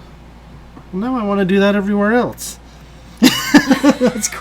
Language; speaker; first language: English; native; English